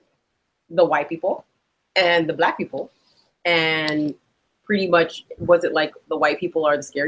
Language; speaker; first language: English; early bilingual, other home language; Spanish